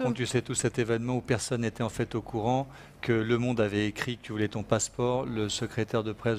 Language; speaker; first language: French; native; French